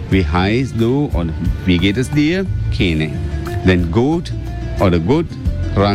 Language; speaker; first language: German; non-native, learner; Sinhala